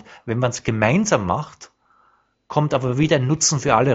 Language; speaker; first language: German; native; German